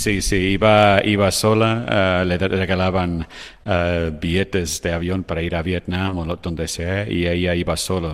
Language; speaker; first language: Spanish; non-native, fluent; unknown